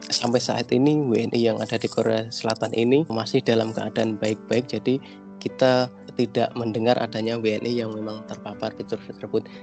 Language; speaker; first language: Indonesian; native; Indonesian